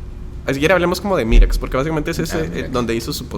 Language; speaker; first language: Spanish; native; Spanish